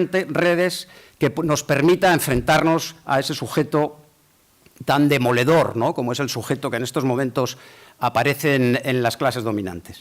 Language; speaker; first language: Spanish; native; Spanish